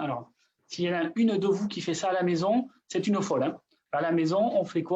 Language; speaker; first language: French; native; French